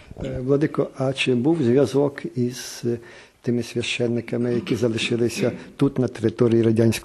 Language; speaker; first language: Ukrainian; native; Ukrainian